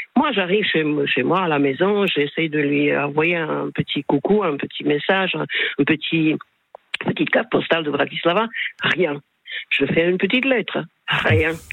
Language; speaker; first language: French; non-native, fluent; Slovak